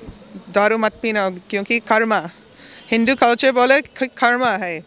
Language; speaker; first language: Hindi; non-native, learner; English